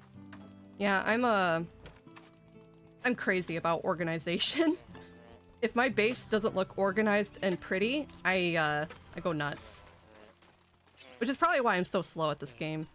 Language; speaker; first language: English; native; English